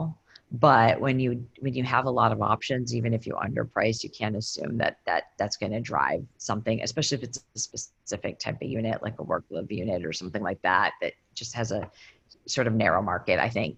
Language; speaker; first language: English; native; English